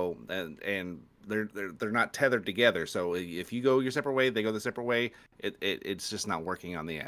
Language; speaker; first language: English; native; English